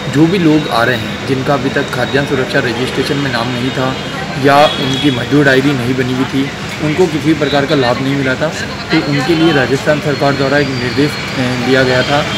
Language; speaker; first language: Hindi; native; Hindi